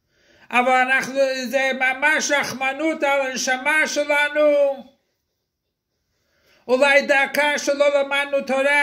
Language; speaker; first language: Hebrew; non-native, fluent; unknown